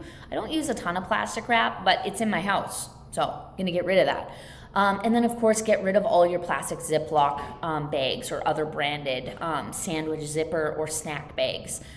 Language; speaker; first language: English; native; English